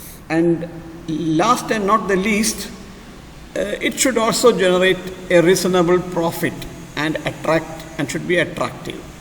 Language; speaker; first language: English; non-native, local second language; Malayalam